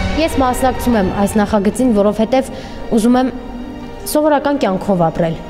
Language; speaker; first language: Armenian; native; Armenian